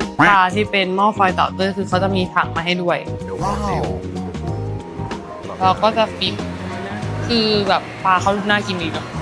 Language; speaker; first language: Thai; native; Thai